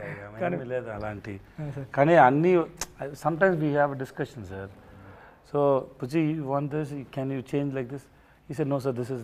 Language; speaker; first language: Telugu; non-native, learner; Tamil